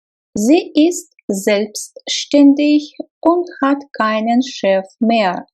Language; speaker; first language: German; non-native, fluent; Russian